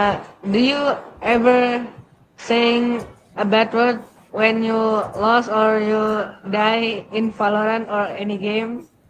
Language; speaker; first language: English; non-native, learner; Indonesian